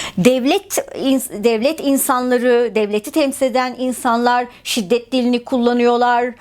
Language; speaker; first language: Turkish; native; Turkish